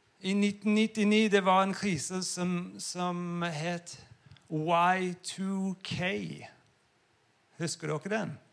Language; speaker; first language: Norwegian; non-native, fluent; English